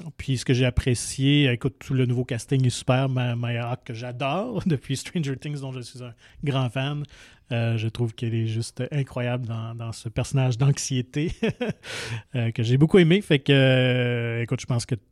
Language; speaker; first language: French; native; French